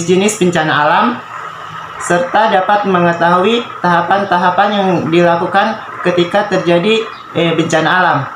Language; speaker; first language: Indonesian; native; Indonesian